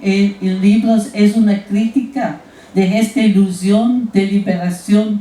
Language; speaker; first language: Spanish; non-native, fluent; Italian